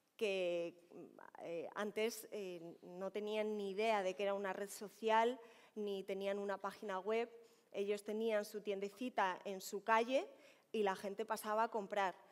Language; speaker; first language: Spanish; native; Spanish